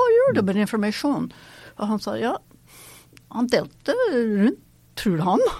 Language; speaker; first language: Norwegian; non-native, fluent; English